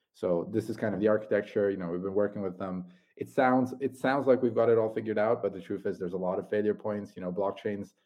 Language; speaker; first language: English; non-native, fluent; Italian